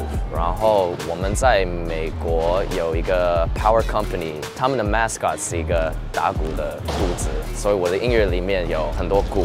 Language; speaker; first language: Chinese; early bilingual, heritage; English